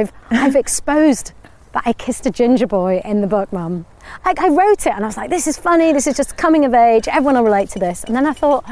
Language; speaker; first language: English; native; English